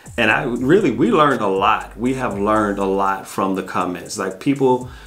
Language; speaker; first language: English; native; English